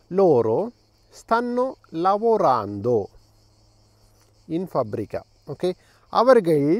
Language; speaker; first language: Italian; non-native, fluent; Tamil